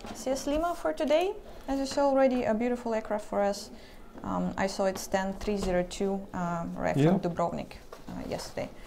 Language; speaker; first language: English; non-native, fluent; Estonian